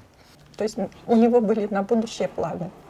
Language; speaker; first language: Russian; native; Russian